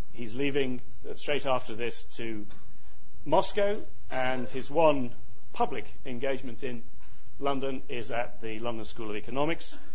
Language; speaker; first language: English; native; English